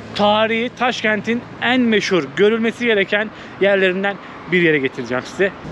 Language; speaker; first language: Turkish; native; Turkish